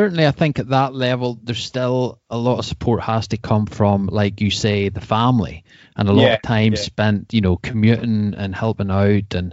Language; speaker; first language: English; native; English